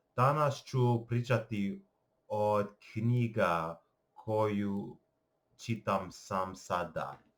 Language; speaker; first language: Bosnian; non-native, learner; English